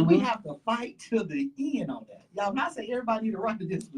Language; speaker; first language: English; native; English